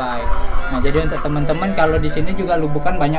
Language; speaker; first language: Indonesian; native; Indonesian